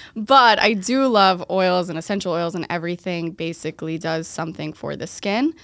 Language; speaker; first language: English; early bilingual, other home language; Italian